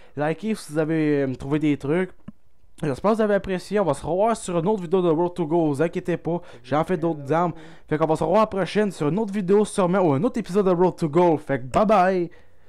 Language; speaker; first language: French; native; French